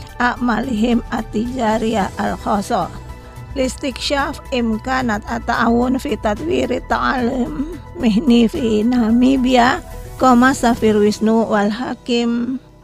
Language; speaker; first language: Arabic; non-native, fluent; Indonesian